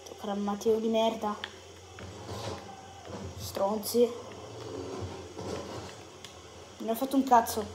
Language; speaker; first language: Italian; native; Italian